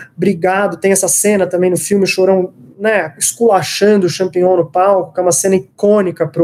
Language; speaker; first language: Portuguese; native; Portuguese